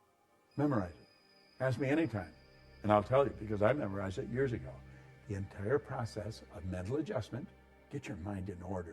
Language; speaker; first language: English; native; English